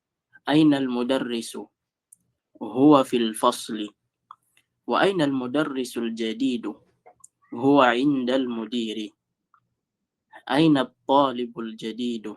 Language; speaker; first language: Arabic; non-native, fluent; Filipino